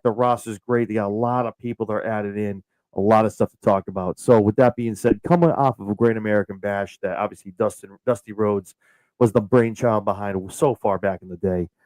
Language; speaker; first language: English; native; English